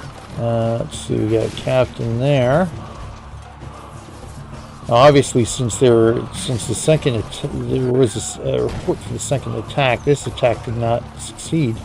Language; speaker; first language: English; native; English